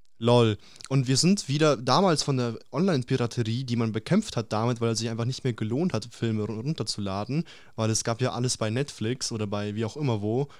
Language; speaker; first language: German; early bilingual, other home language; Russian